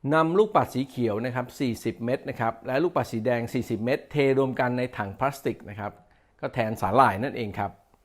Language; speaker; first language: Thai; native; Thai